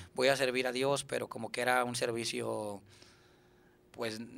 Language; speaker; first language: Spanish; native; Spanish